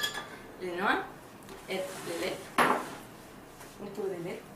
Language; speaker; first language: French; non-native, learner; Spanish